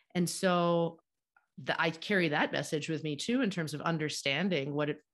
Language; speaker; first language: English; native; English